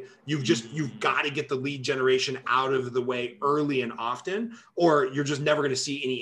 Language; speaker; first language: English; native; English